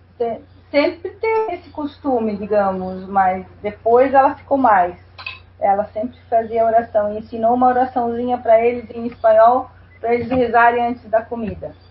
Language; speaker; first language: Portuguese; non-native, fluent; Spanish